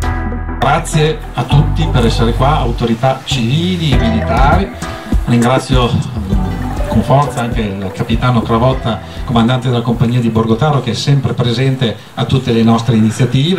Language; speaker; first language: Italian; native; Italian